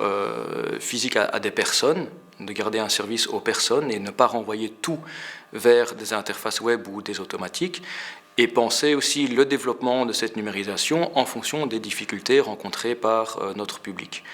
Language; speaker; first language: French; native; French